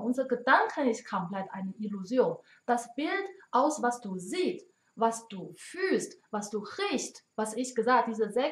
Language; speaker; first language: German; non-native, learner; Chinese